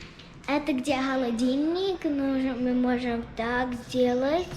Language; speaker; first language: Russian; non-native, learner; English